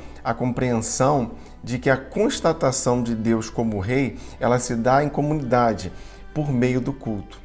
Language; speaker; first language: Portuguese; native; Portuguese